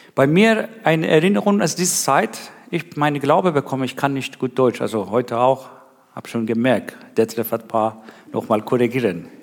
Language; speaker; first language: German; non-native, learner; Persian